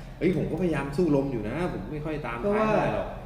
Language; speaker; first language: Thai; native; Thai